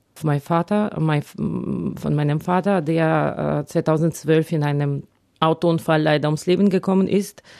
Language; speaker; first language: German; non-native, fluent; Ukrainian